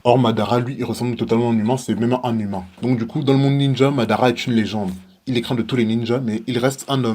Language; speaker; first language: French; native; French